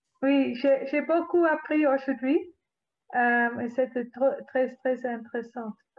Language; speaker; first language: French; non-native, learner; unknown